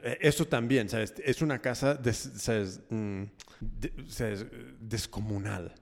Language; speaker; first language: Spanish; early bilingual, heritage; Spanish